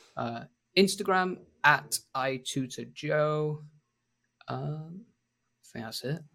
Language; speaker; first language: English; native; English